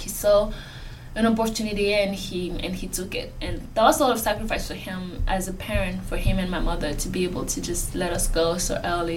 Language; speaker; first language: English; non-native, fluent; French